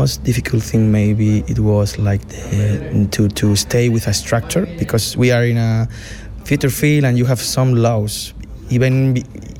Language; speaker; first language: English; non-native, fluent; Spanish